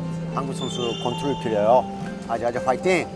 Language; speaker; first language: Korean; early bilingual, heritage; Japanese